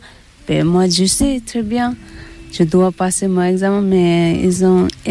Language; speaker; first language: French; non-native, learner; Tibetan